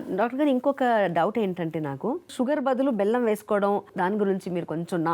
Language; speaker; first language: Telugu; non-native, local second language; Hindi